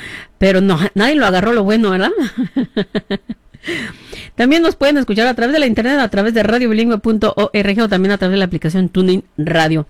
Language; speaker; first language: Spanish; native; Spanish